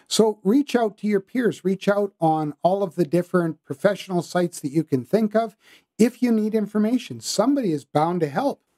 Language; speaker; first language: English; native; English